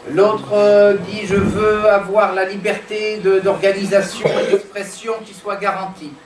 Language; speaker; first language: French; non-native, local second language; Arabic